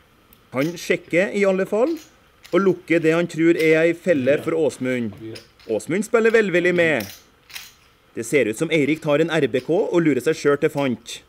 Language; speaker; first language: Norwegian; native; Norwegian